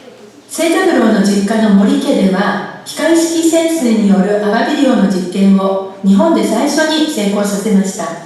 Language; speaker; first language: Japanese; native; Japanese